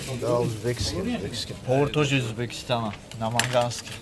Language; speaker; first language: Russian; non-native, learner; Tajik